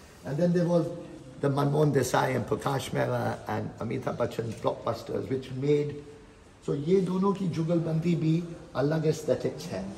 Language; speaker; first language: English; non-native, local second language; Hindi